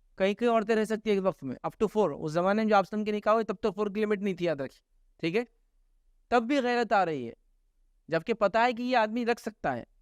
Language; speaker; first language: Urdu; native; Urdu